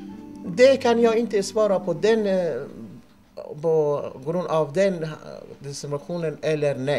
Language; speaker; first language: Swedish; non-native, learner; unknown